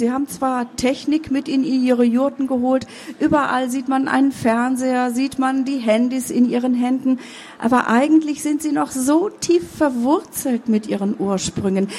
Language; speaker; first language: German; early bilingual, other home language; Kurdish